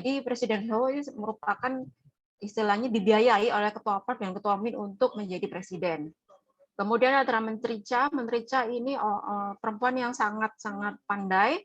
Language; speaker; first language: Indonesian; native; Indonesian